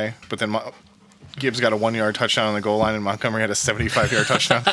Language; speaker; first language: English; native; English